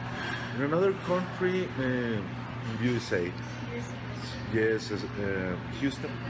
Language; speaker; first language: English; non-native, learner; Spanish